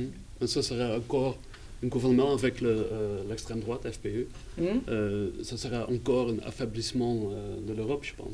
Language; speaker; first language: French; non-native, fluent; Dutch